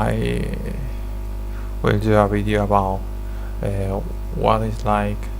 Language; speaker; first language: English; non-native, learner; Spanish